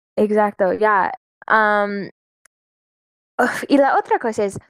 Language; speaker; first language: Spanish; non-native, learner; English